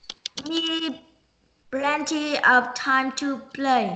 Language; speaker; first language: English; non-native, learner; Vietnamese